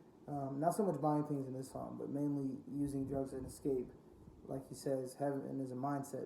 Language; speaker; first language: English; native; English